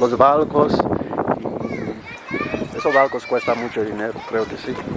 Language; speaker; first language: Spanish; non-native, learner; Haitian Creole